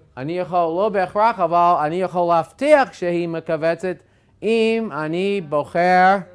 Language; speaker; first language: Hebrew; non-native, fluent; English